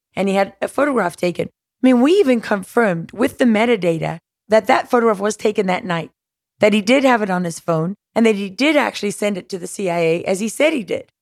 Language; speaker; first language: English; native; English